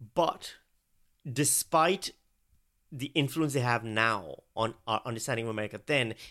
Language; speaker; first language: English; non-native, local second language; Urdu